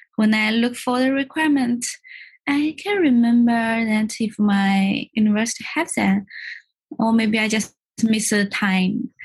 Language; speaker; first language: English; non-native, learner; Chinese